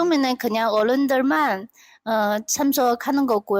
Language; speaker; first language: Korean; non-native, local second language; Chinese